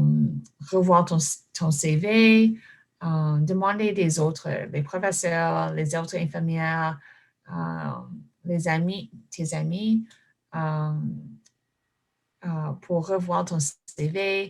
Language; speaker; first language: French; non-native, fluent; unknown